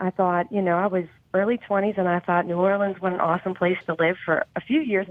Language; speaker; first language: English; native; English